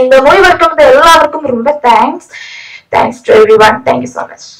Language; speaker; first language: Tamil; non-native, learner; Malayalam